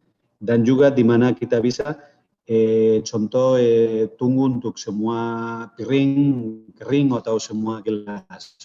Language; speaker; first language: Indonesian; non-native, fluent; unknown